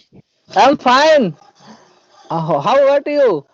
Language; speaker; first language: English; non-native, learner; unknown